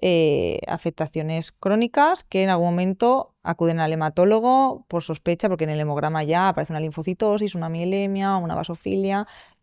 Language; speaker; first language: Spanish; native; Spanish